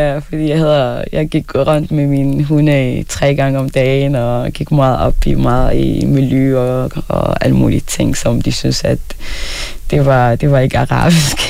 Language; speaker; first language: Danish; early bilingual, other home language; Arabic